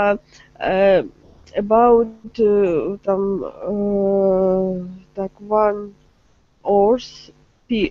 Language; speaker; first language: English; non-native, learner; Russian